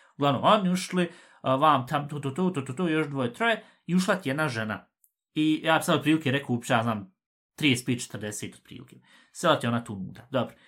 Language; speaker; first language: Bosnian; early bilingual, heritage; Bosnian